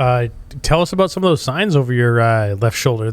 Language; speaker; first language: English; native; English